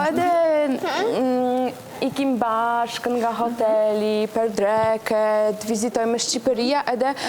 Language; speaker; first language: Albanian; non-native, learner; Polish